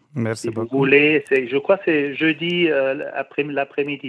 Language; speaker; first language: French; non-native, learner; German